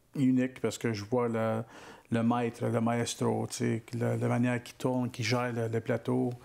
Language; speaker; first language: French; native; French